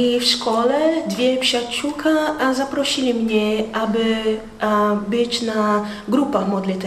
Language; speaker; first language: Polish; non-native, learner; Portuguese